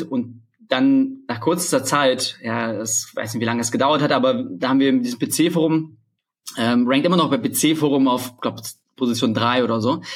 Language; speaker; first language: German; early bilingual, other home language; Russian